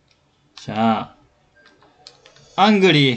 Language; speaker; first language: Japanese; native; Japanese